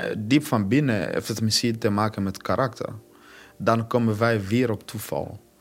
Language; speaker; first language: Dutch; non-native, fluent; Swahili